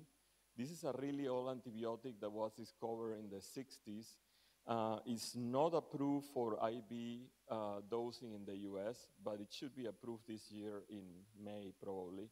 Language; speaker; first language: English; non-native, fluent; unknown